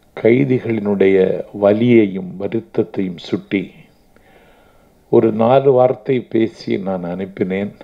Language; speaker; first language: Tamil; native; Tamil